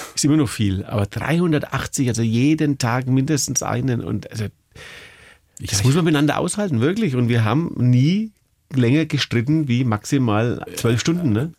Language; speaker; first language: German; native; German